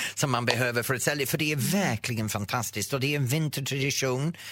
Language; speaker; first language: Swedish; non-native, fluent; English